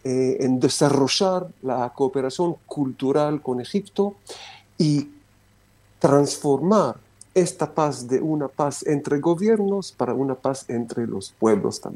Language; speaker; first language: Spanish; non-native, fluent; Romanian